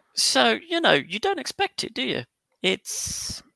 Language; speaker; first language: English; native; English